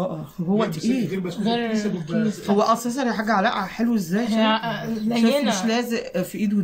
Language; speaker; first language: Arabic; native; Arabic